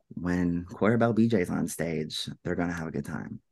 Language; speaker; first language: English; native; English